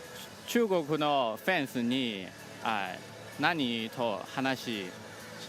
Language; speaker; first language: Japanese; non-native, fluent; Chinese